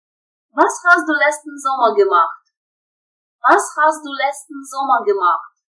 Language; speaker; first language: German; non-native, fluent; Russian